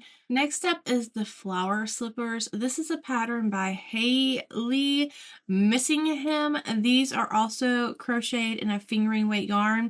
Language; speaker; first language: English; native; English